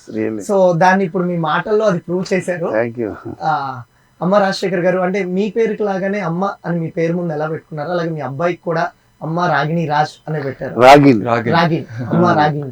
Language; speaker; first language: Telugu; native; Telugu